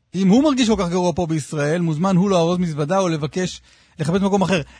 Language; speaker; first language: Hebrew; native; Hebrew